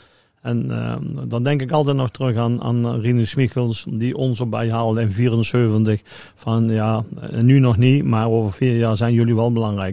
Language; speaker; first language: Dutch; native; Dutch